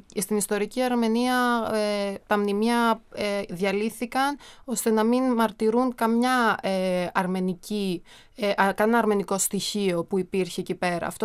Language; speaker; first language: Greek; early bilingual, other home language; Armenian